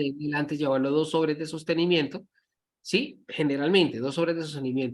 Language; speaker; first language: Spanish; native; Spanish